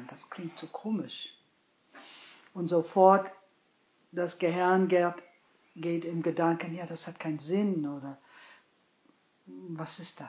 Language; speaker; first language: German; non-native, fluent; English